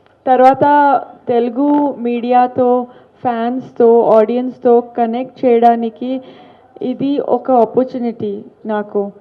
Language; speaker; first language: Telugu; non-native, learner; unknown